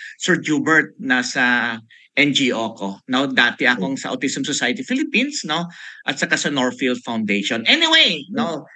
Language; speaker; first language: Filipino; non-native, local second language; Hiligaynon